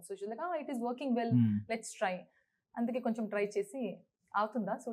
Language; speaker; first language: Telugu; non-native, learner; Kannada